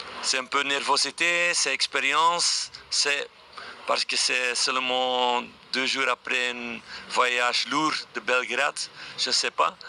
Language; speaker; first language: French; non-native, fluent; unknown